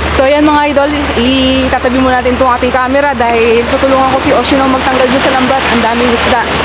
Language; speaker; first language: Filipino; native; Filipino